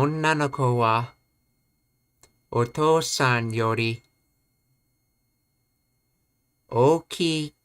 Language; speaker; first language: Japanese; non-native, learner; English